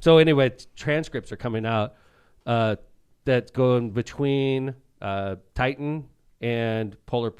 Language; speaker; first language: English; native; English